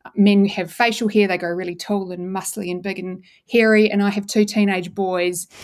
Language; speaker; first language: English; native; English